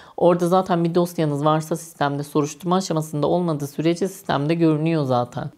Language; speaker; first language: Turkish; native; Turkish